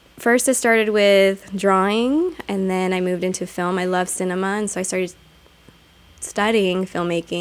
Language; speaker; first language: English; native; English